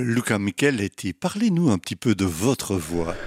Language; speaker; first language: French; native; French